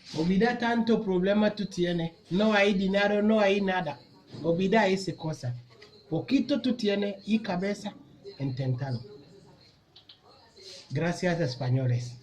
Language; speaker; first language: Spanish; non-native, learner; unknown